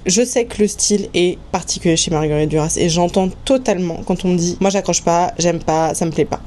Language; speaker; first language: French; native; French